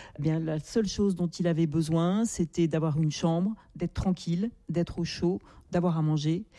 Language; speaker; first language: French; native; French